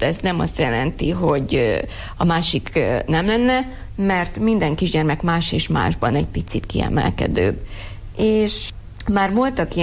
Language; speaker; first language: Hungarian; native; Hungarian